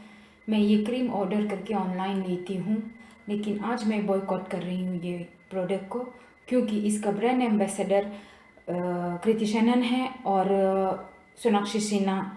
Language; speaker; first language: Hindi; non-native, local second language; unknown